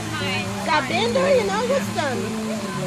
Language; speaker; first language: Portuguese; non-native, fluent; English